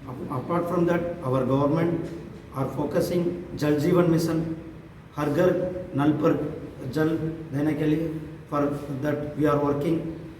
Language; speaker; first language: English; non-native, local second language; Tamil